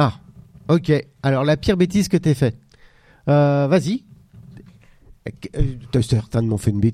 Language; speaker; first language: French; native; French